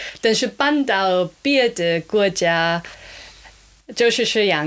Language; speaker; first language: Chinese; non-native, fluent; German